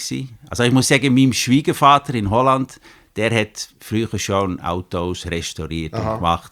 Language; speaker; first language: German; non-native, fluent; Dutch